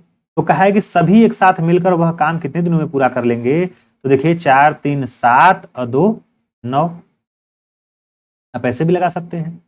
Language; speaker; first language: Hindi; native; Hindi